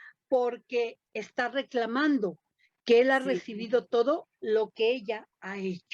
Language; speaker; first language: Spanish; native; Spanish